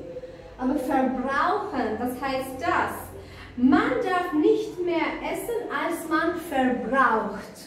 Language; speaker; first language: German; non-native, fluent; Albanian